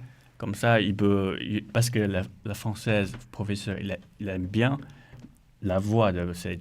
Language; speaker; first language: French; non-native, learner; Chinese